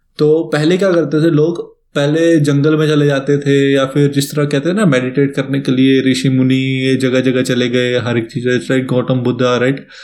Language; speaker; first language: Hindi; native; Hindi